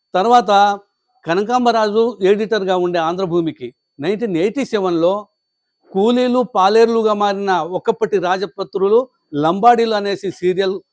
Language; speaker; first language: Telugu; non-native, local second language; Lambadi